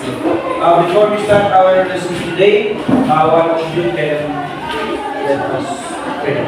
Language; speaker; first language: English; non-native, learner; Indonesian